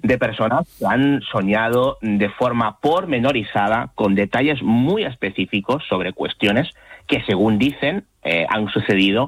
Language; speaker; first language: Spanish; native; Spanish